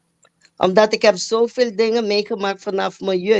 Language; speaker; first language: Dutch; non-native, fluent; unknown